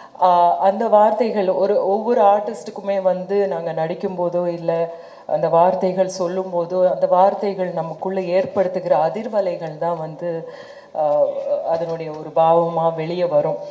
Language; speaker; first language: Tamil; native; Tamil